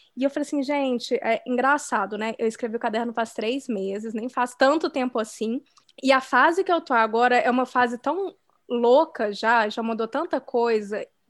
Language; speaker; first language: Portuguese; native; Portuguese